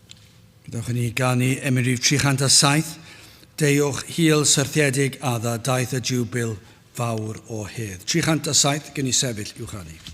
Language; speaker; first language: Welsh; native; Welsh